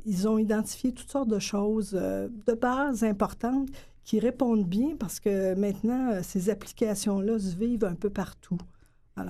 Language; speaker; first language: French; native; French